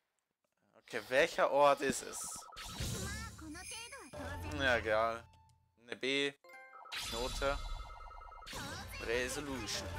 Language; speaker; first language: German; native; German